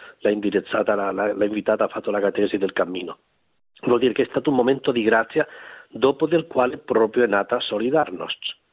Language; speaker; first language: Italian; non-native, fluent; Spanish